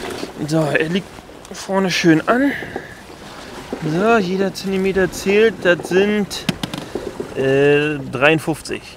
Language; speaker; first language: German; native; German